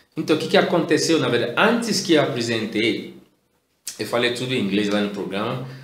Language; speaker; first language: Portuguese; non-native, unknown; Yoruba